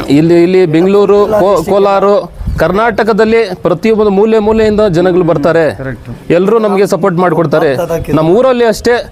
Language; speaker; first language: Kannada; non-native, local second language; Urdu